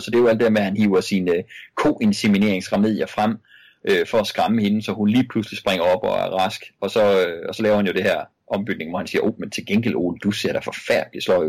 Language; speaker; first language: Danish; native; Danish